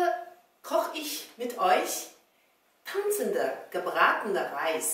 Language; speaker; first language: German; non-native, learner; Chinese